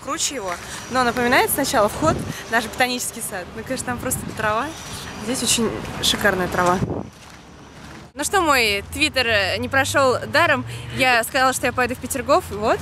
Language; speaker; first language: Russian; native; Russian